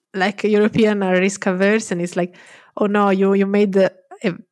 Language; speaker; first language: English; non-native, fluent; Italian